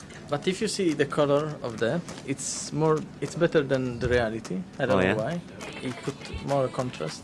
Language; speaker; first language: English; non-native, fluent; Italian